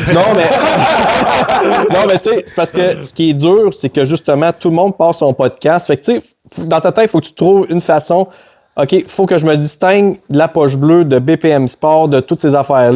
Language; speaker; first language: French; native; French